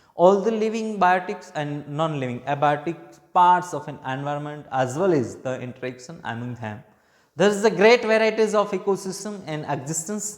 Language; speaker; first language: English; non-native, local second language; Gujarati